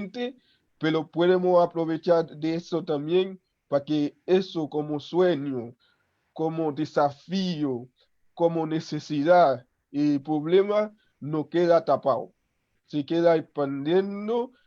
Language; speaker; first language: Spanish; non-native, local second language; Haitian Creole